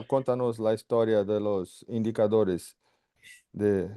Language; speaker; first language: Spanish; non-native, fluent; Portuguese